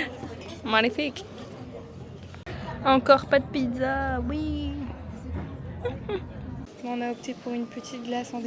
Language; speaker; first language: French; native; French